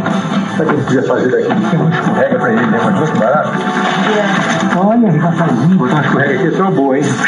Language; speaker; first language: Portuguese; native; Portuguese